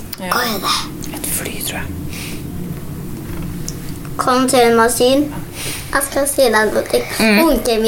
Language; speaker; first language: Norwegian; early bilingual, other home language; Polish